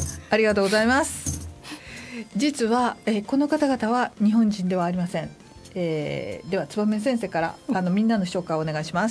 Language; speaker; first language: Japanese; native; Japanese